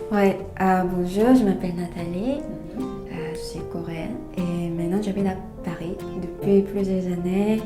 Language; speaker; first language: French; non-native, fluent; Korean